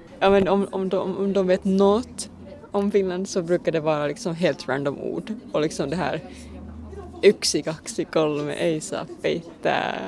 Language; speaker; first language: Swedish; non-native, local second language; Finnish